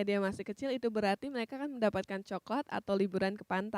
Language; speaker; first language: Indonesian; native; Indonesian